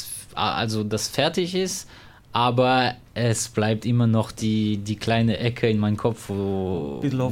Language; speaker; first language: German; non-native, fluent; French